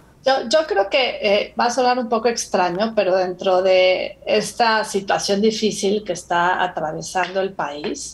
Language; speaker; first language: Spanish; native; Spanish